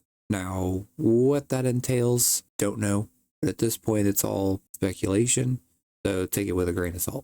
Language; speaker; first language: English; native; English